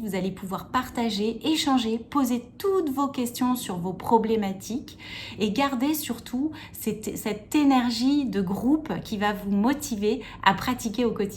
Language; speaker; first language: French; native; French